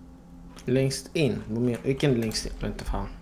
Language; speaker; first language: Swedish; non-native, fluent; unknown